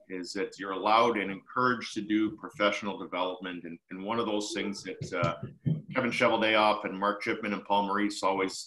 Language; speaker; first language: English; native; English